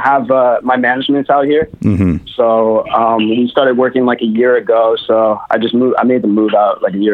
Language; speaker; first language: English; native; English